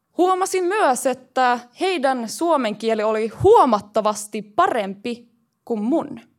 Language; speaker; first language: Finnish; early bilingual, heritage; Swedish